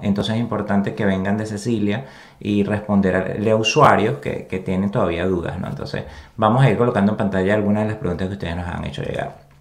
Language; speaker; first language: Spanish; native; Spanish